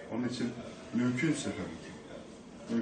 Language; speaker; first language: Turkish; native; Turkish